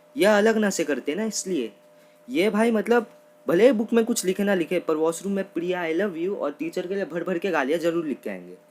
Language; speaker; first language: Hindi; non-native, local second language; Marathi